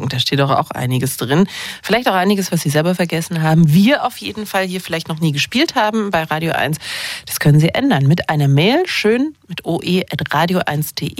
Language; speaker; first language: German; native; German